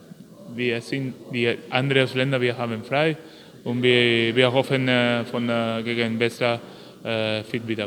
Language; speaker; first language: German; non-native, learner; Spanish